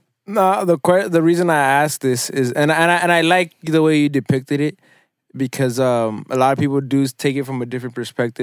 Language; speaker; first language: English; early bilingual, other home language; Spanish